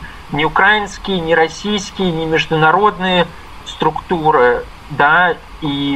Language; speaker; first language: Russian; native; Russian